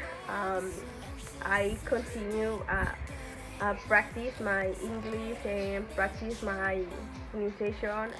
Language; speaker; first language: English; non-native, learner; Spanish